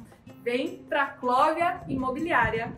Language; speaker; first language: Portuguese; native; Portuguese